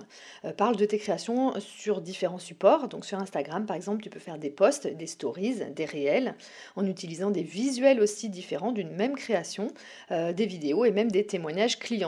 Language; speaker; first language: French; native; French